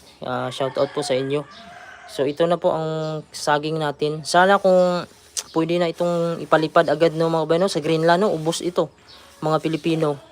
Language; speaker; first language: Filipino; non-native, local second language; Cebuano